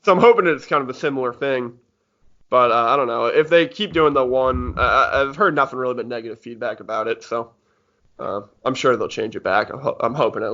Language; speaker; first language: English; native; English